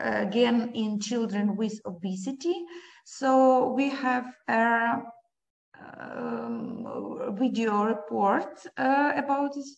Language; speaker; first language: English; non-native, learner; Ukrainian